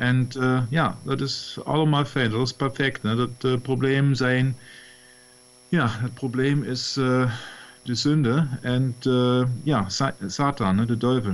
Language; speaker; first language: Dutch; non-native, fluent; German